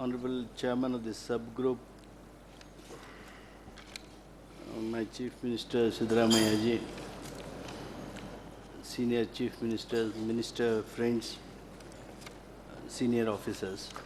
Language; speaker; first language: English; non-native, local second language; Kannada